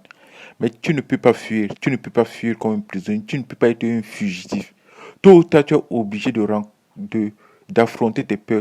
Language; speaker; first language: French; native; French